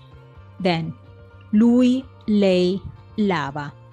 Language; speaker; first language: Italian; non-native, fluent; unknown